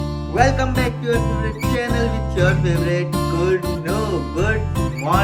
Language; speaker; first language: English; non-native, learner; Gujarati